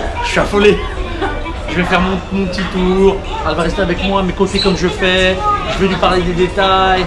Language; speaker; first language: French; native; French